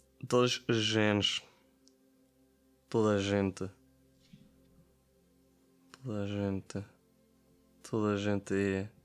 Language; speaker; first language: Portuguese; non-native, learner; German